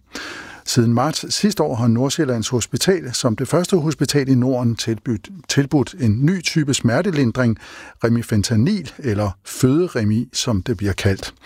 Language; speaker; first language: Danish; native; Danish